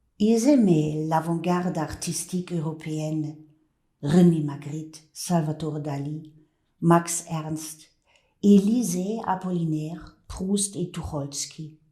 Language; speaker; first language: French; non-native, fluent; German